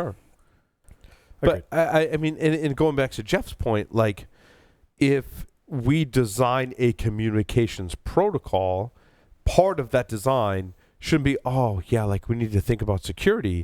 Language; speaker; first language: English; native; English